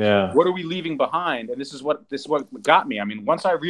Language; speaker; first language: English; native; English